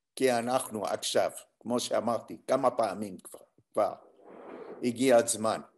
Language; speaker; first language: Hebrew; non-native, fluent; French